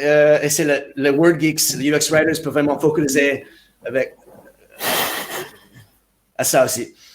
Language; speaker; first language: French; non-native, fluent; English